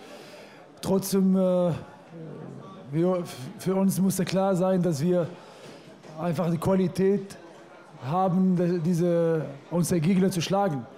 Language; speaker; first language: German; non-native, fluent; Arabic